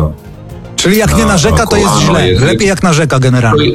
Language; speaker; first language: Polish; native; Polish